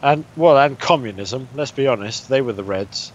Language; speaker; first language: English; native; English